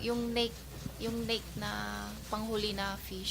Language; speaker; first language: Filipino; non-native, learner; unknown